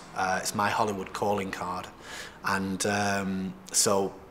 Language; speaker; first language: English; native; English